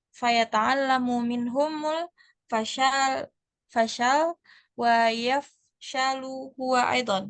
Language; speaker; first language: Arabic; non-native, learner; Indonesian